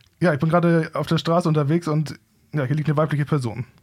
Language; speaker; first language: German; native; German